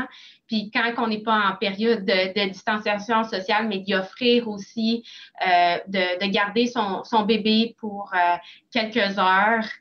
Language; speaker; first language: French; native; French